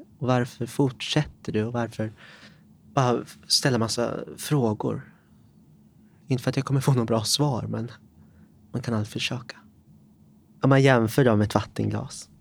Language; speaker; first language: Swedish; native; Swedish